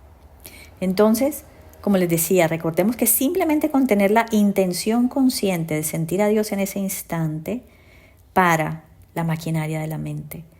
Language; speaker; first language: Spanish; native; Spanish